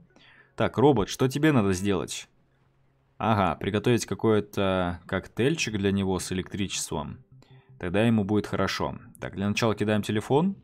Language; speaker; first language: Russian; native; Russian